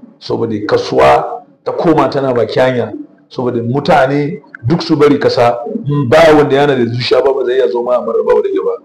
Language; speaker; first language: Hausa; non-native, local second language; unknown